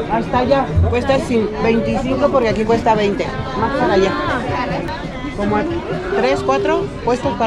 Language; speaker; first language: Spanish; native; Spanish